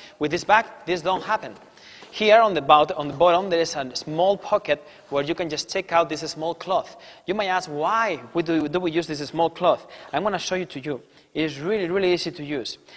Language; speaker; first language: English; non-native, fluent; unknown